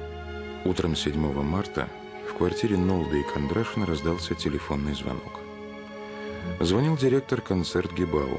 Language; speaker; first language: Russian; native; Russian